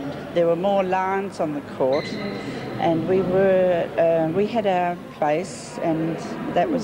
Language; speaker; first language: English; native; English